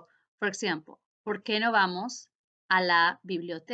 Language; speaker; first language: Spanish; non-native, fluent; English